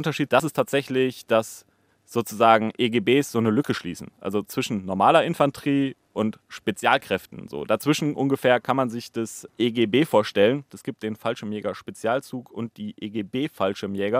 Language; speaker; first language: German; native; German